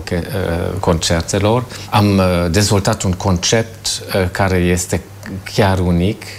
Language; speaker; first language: Romanian; non-native, fluent; German